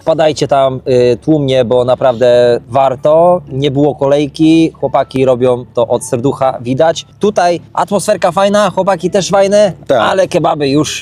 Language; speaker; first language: Polish; native; Polish